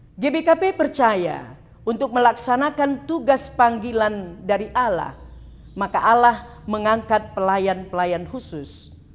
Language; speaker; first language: Indonesian; non-native, local second language; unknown